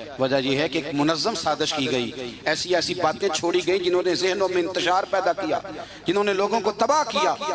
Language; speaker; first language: Urdu; non-native, local second language; Punjabi